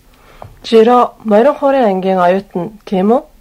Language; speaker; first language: Mongolian; native; Mongolian